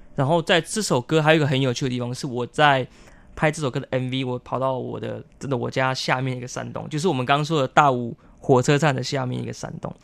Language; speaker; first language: Chinese; non-native, local second language; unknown